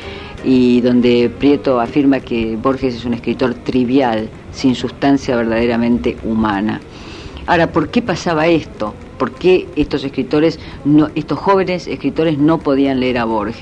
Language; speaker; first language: Spanish; native; Spanish